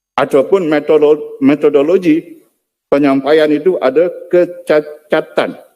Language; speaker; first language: Malay; non-native, local second language; Iban